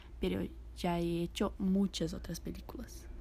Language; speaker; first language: Spanish; non-native, fluent; Portuguese